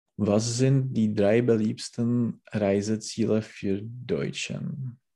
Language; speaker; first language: German; non-native, learner; Czech